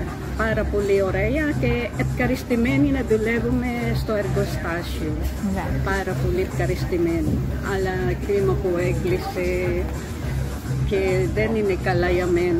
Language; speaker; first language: Greek; non-native, learner; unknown